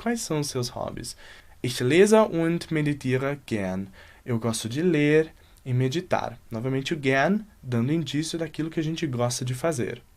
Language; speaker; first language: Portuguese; native; Portuguese